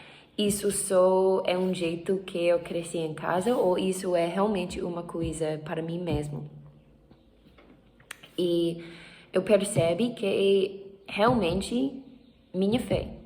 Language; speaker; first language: Portuguese; non-native, learner; English